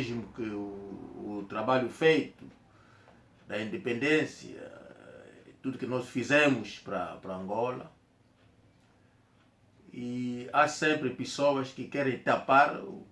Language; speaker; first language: Portuguese; non-native, local second language; Kongo